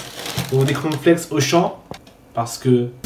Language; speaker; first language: French; native; French